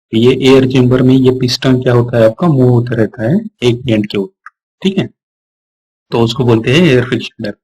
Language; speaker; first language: Hindi; non-native, local second language; Marathi